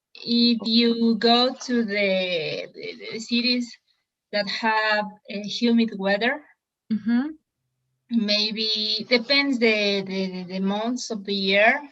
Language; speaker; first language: English; non-native, learner; Spanish